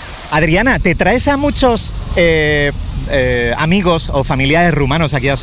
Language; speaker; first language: Spanish; native; Spanish